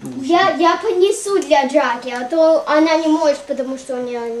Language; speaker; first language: Russian; early bilingual, heritage; Russian